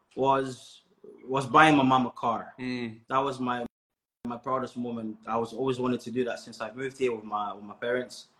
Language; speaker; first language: English; native; English